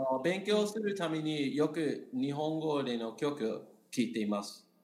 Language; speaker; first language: Japanese; non-native, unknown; English